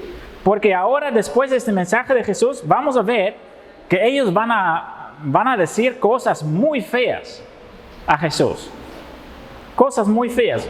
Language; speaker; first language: Spanish; non-native, fluent; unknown